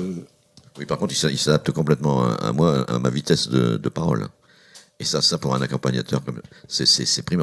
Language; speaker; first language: French; native; French